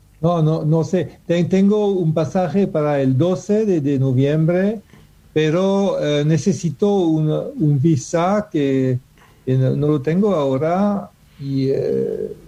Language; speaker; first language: Spanish; non-native, learner; French